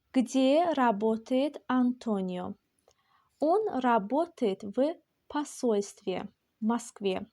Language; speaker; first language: Russian; non-native, local second language; Azerbaijani